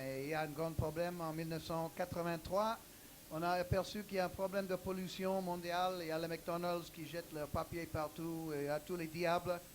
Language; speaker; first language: French; non-native, learner; English